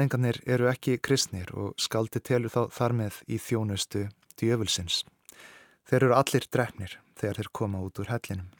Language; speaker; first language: Icelandic; native; Icelandic